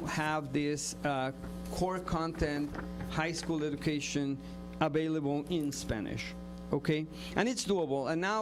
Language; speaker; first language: English; non-native, fluent; Spanish